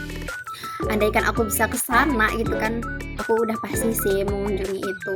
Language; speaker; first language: Indonesian; native; Indonesian